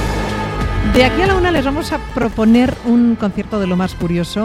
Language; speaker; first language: Spanish; native; Spanish